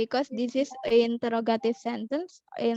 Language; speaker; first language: English; non-native, learner; Indonesian